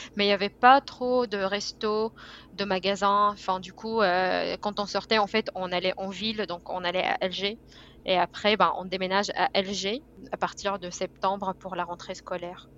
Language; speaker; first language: French; non-native, fluent; Arabic